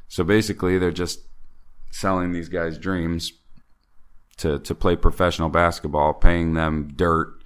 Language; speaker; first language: English; native; English